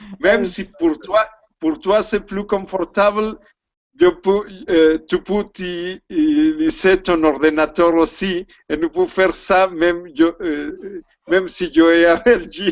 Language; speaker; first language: French; non-native, learner; Spanish